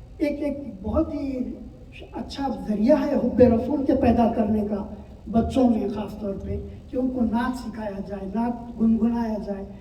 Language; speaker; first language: Urdu; native; Urdu